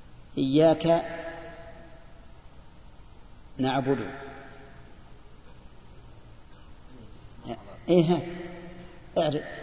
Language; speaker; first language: Arabic; native; Arabic